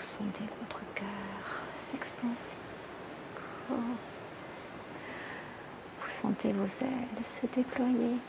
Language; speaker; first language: French; native; French